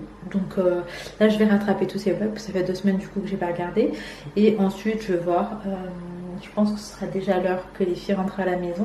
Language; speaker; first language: French; native; French